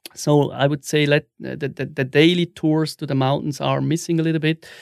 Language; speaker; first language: English; non-native, fluent; German